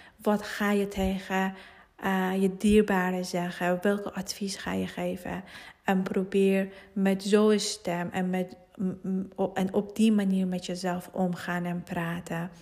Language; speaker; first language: Dutch; non-native, fluent; Persian